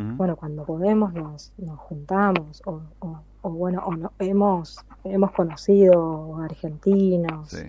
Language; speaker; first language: Spanish; native; Spanish